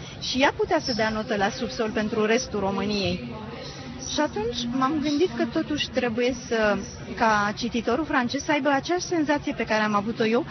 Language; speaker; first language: Romanian; native; Romanian